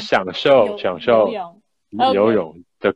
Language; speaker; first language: Chinese; early bilingual, heritage; Cantonese